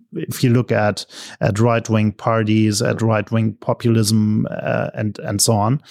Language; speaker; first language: English; non-native, fluent; German